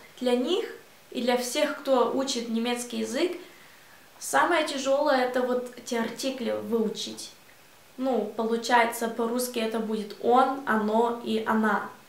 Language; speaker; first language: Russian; early bilingual, heritage; Russian